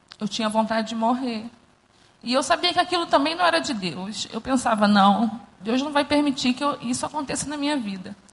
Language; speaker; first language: Portuguese; native; Portuguese